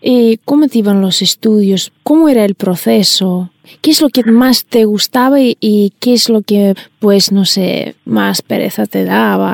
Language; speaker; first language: Spanish; non-native, fluent; Russian